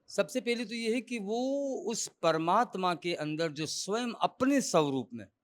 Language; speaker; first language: Urdu; non-native, local second language; Gujarati